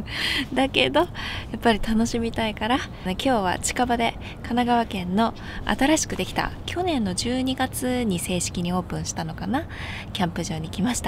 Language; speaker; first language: Japanese; native; Japanese